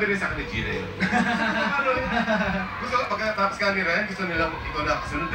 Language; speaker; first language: Filipino; native; Filipino